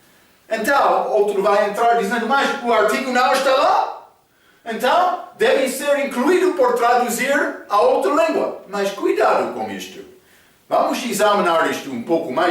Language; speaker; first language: Portuguese; non-native, fluent; English